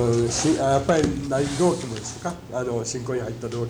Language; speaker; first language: Japanese; native; Japanese